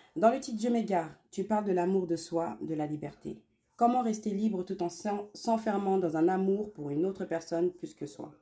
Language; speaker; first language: French; native; French